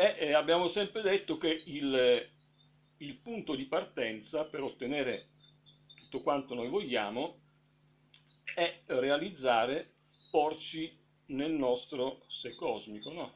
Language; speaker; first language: Italian; native; Italian